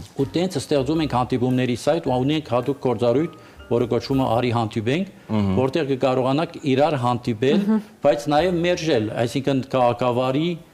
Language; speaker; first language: Armenian; early bilingual, heritage; Armenian